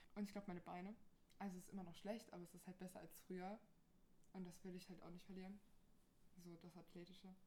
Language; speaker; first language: German; non-native, fluent; Portuguese